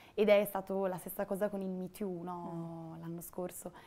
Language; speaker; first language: Italian; native; Italian